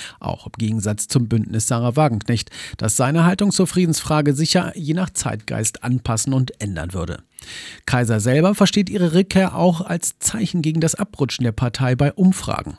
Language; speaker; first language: German; native; German